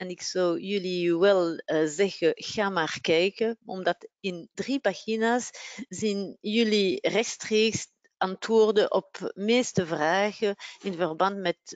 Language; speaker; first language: Dutch; non-native, local second language; French